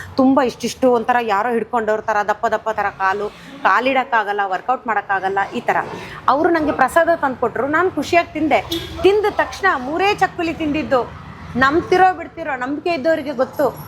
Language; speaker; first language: Kannada; native; Kannada